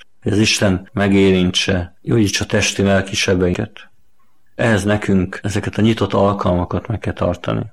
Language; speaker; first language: Hungarian; native; Hungarian